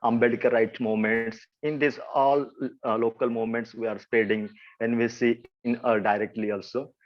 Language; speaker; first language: English; non-native, local second language; Marathi